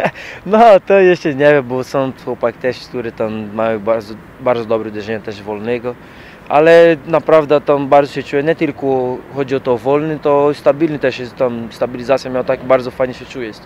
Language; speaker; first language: Polish; non-native, learner; Portuguese